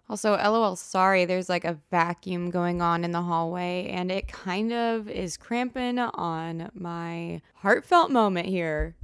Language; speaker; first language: English; native; English